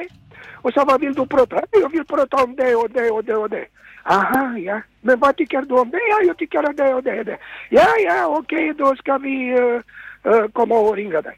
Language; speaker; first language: Swedish; non-native, fluent; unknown